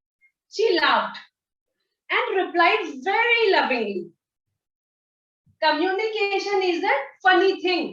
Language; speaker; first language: English; non-native, local second language; Hindi